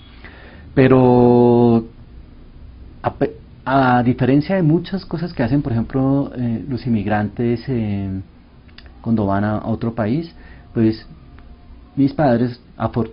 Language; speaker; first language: Spanish; early bilingual, other home language; Korean